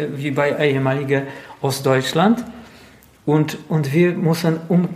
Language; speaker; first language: German; non-native, learner; Polish